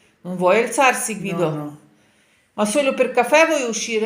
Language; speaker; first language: Italian; non-native, learner; Ukrainian